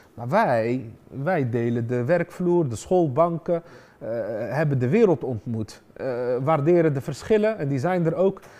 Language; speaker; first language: Dutch; early bilingual, other home language; Arabic